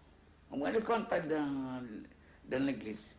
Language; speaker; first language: French; non-native, learner; Arabic